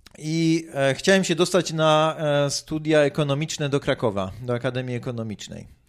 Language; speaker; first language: Polish; native; Polish